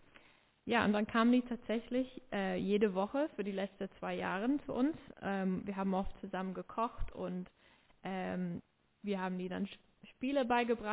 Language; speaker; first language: German; non-native, fluent; English